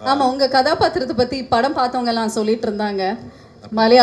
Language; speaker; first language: Tamil; native; Tamil